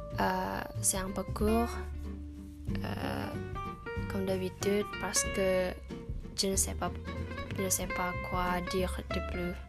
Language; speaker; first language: French; non-native, fluent; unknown